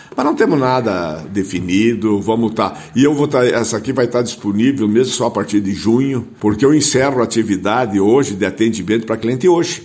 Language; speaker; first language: Portuguese; non-native, local second language; German